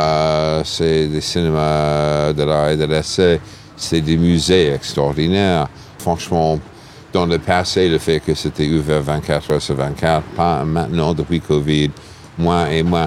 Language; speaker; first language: French; non-native, fluent; English